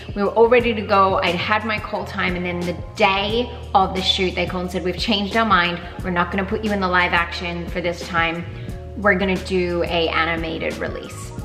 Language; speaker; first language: English; native; English